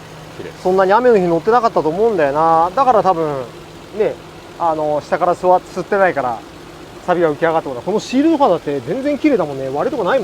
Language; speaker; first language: Japanese; native; Japanese